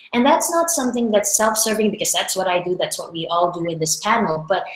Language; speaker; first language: English; non-native, local second language; Filipino